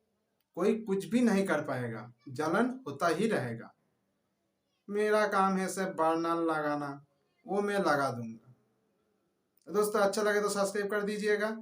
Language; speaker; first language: Hindi; non-native, local second language; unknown